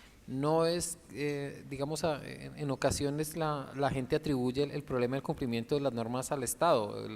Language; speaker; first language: Spanish; native; Spanish